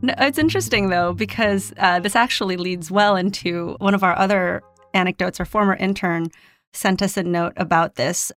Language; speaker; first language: English; non-native, local second language; Filipino